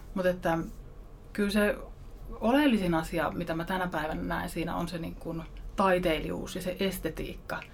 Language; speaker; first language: Finnish; native; Finnish